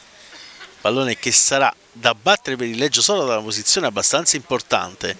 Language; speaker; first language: Italian; native; Italian